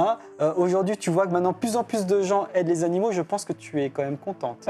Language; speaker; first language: French; native; French